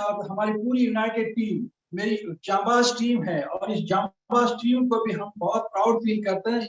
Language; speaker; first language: Hindi; native; Hindi